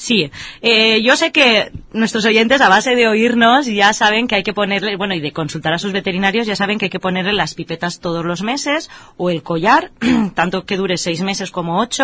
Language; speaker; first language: Spanish; native; Spanish